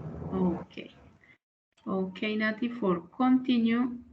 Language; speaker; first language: English; non-native, learner; Spanish